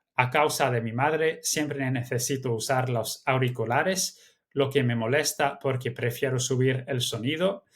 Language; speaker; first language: Spanish; non-native, fluent; English